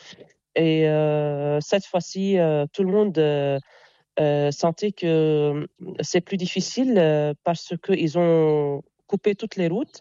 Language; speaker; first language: French; non-native, local second language; Arabic